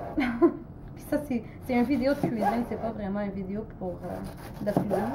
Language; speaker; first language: French; non-native, fluent; Portuguese